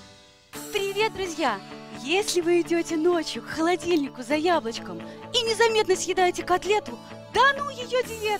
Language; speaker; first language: Russian; native; Russian